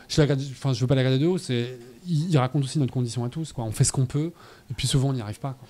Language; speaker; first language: French; native; French